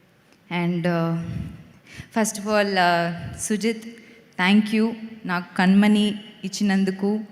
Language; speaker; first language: Telugu; non-native, fluent; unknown